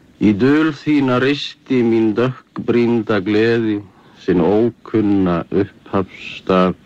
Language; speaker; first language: Icelandic; native; Icelandic